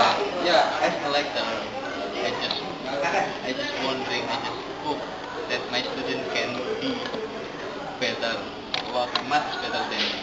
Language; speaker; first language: English; non-native, learner; Indonesian